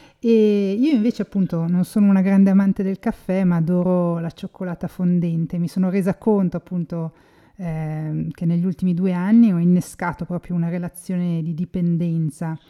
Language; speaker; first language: Italian; native; Italian